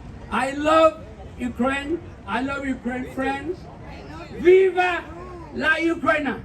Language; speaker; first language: English; non-native, fluent; Vietnamese